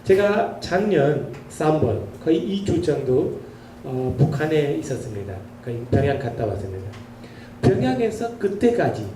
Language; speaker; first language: Korean; non-native, learner; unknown